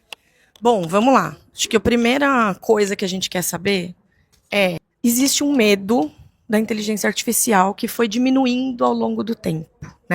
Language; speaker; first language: Portuguese; native; Portuguese